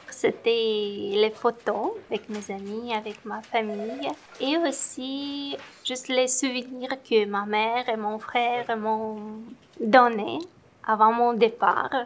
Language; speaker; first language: French; non-native, fluent; Romanian